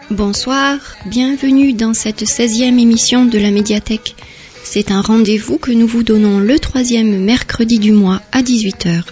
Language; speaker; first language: French; native; French